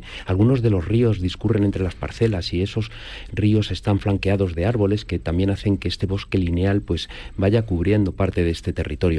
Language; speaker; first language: Spanish; native; Spanish